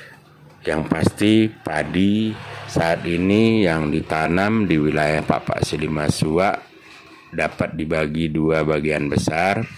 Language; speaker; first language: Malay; non-native, local second language; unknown